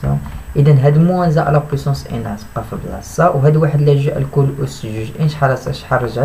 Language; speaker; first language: Arabic; native; Arabic